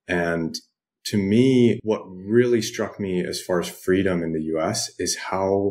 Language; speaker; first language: English; native; English